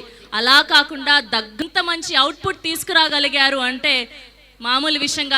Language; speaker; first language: Telugu; native; Telugu